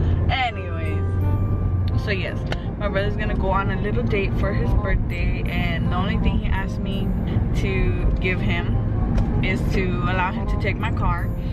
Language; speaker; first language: English; early bilingual, other home language; Spanish